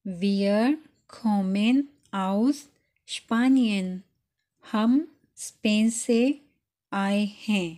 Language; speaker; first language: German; non-native, fluent; Urdu